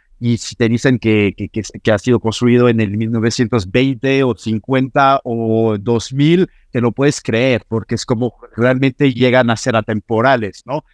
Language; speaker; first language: Spanish; non-native, fluent; French